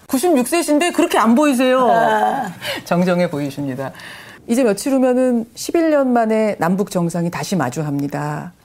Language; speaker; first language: Korean; native; Korean